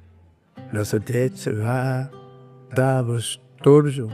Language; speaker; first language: Portuguese; non-native, learner; Lingala